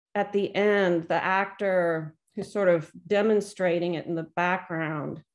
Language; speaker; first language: English; native; English